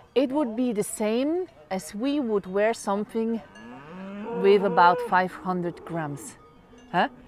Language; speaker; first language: English; non-native, fluent; Swiss German